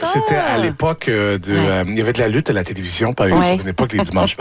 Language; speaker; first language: French; native; French